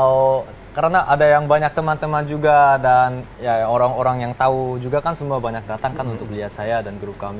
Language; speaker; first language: Indonesian; early bilingual, heritage; Indonesian